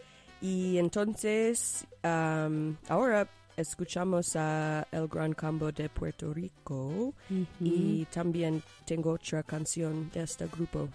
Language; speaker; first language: Spanish; non-native, fluent; English